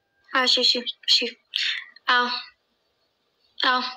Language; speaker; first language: Amharic; non-native, learner; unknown